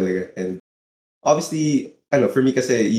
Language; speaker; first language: English; non-native, local second language; Filipino